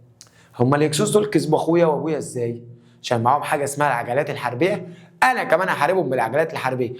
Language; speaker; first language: Arabic; native; Arabic